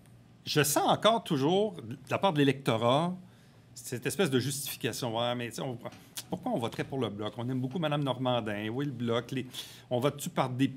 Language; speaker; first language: French; native; French